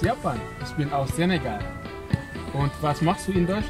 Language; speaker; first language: German; non-native, fluent; Wolof